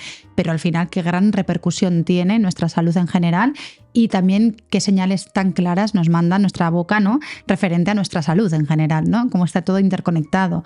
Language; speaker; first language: Spanish; native; Spanish